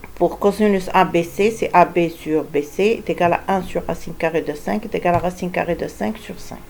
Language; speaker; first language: French; non-native, local second language; Arabic